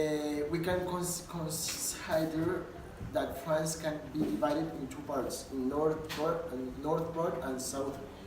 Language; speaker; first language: English; non-native, learner; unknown